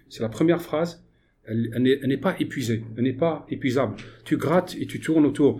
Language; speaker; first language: French; non-native, local second language; Arabic